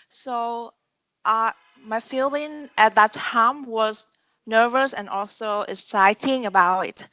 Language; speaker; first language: English; non-native, learner; Vietnamese